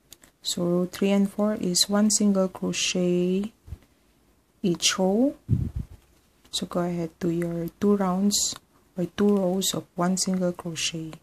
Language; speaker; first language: English; non-native, fluent; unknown